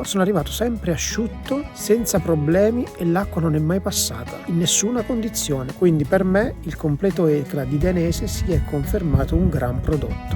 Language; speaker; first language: Italian; native; Italian